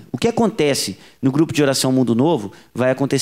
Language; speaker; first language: Portuguese; native; Portuguese